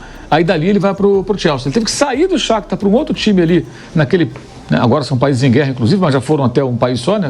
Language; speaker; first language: Portuguese; native; Portuguese